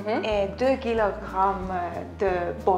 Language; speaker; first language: French; non-native, learner; Estonian